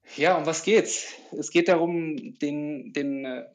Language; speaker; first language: German; native; German